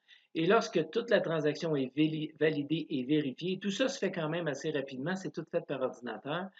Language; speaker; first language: French; native; French